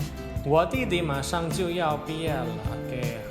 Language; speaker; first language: Chinese; non-native, fluent; Indonesian